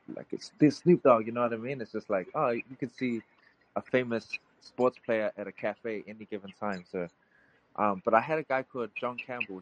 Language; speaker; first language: English; native; English